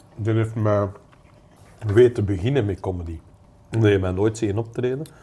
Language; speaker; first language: Dutch; non-native, local second language; English